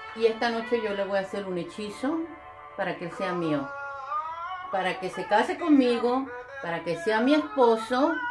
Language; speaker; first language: Spanish; native; Spanish